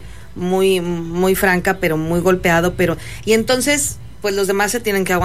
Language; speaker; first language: Spanish; native; Spanish